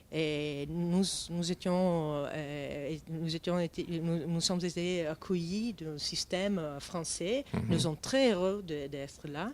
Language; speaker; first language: French; non-native, fluent; Italian